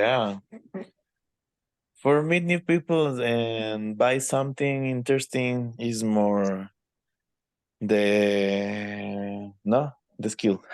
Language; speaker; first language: English; non-native, learner; Spanish